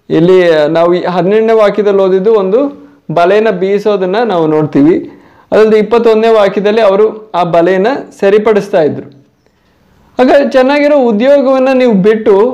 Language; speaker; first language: Kannada; non-native, local second language; Malayalam